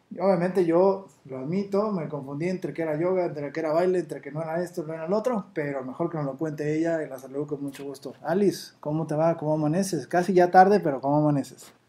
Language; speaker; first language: Spanish; native; Spanish